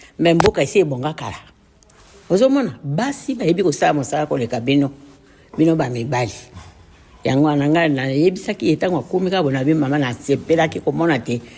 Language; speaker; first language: Lingala; non-native, local second language; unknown